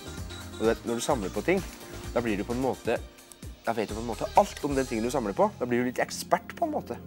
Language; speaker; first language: Norwegian; native; Norwegian